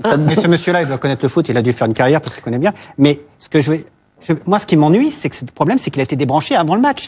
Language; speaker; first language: French; native; French